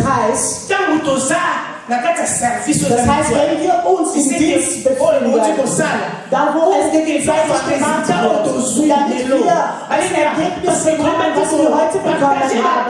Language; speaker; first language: German; non-native, fluent; French